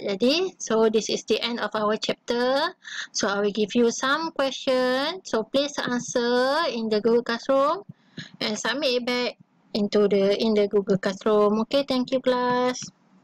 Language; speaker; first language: English; non-native, local second language; Malay